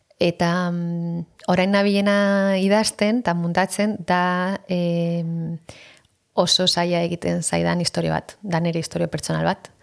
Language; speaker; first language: Basque; non-native, local second language; Spanish